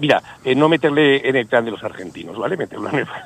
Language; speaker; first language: Spanish; native; Spanish